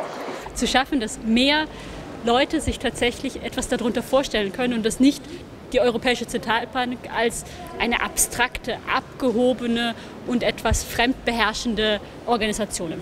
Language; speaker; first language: German; native; German